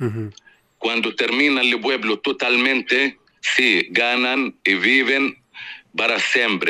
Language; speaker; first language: Spanish; non-native, fluent; Arabic